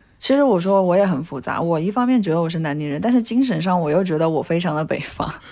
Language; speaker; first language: Chinese; native; Chinese